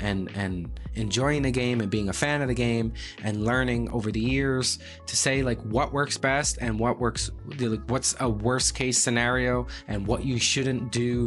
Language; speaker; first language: English; native; English